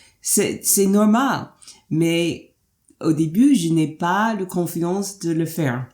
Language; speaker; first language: French; non-native, fluent; English